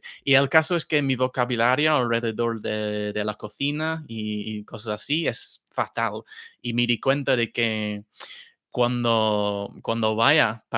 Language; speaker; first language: Spanish; non-native, fluent; English